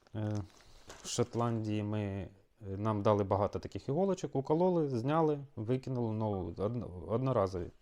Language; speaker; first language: Ukrainian; non-native, local second language; Russian